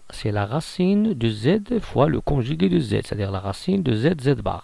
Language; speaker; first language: French; non-native, local second language; Arabic